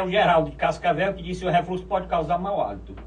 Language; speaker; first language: Portuguese; native; Portuguese